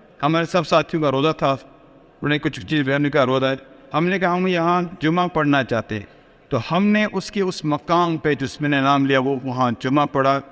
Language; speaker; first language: Urdu; non-native, local second language; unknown